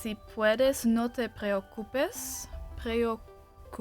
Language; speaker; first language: Spanish; non-native, learner; English